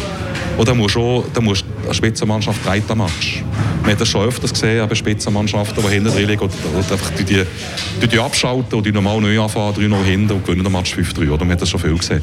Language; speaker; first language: German; native; German